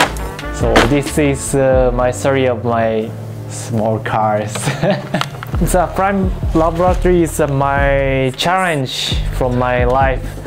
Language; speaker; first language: English; non-native, learner; Japanese